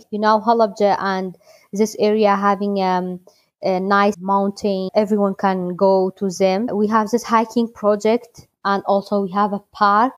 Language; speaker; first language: English; non-native, learner; Kurdish